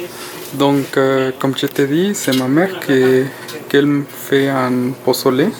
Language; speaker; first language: French; non-native, fluent; Spanish